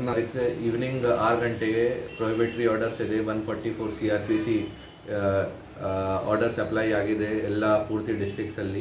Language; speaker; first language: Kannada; non-native, learner; Hindi